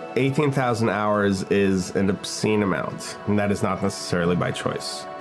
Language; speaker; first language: English; early bilingual, other home language; Hebrew